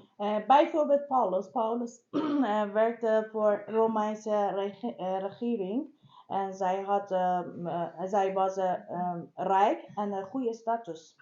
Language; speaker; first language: Dutch; non-native, learner; Persian